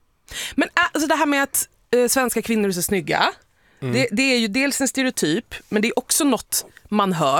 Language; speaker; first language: Swedish; native; Swedish